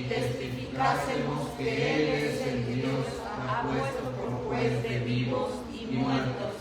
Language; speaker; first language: Spanish; native; Spanish